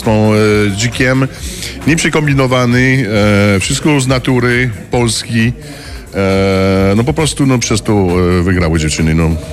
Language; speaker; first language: Polish; non-native, fluent; Spanish